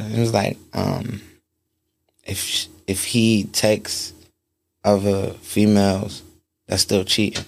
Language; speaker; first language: English; native; English